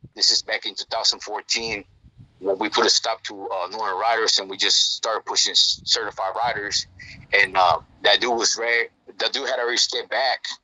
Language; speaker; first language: English; native; English